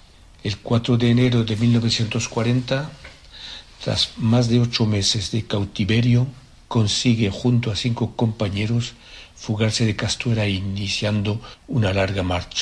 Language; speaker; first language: Spanish; native; Spanish